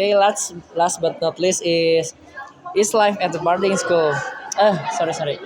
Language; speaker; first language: English; non-native, learner; Indonesian